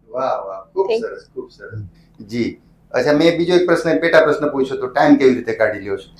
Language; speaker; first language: Gujarati; native; Gujarati